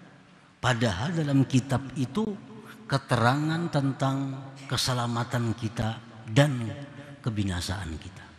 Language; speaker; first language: Indonesian; non-native, local second language; Banjar